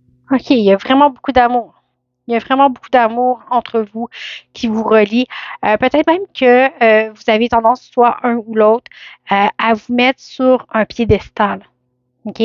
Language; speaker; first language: French; native; French